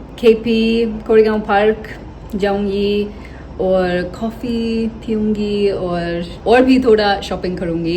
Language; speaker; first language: Hindi; non-native, learner; English